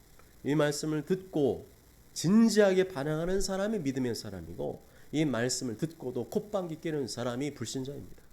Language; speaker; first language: Korean; native; Korean